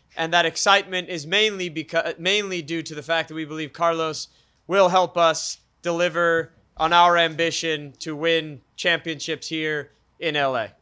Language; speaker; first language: English; native; English